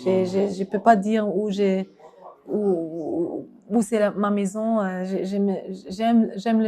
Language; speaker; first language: French; non-native, fluent; German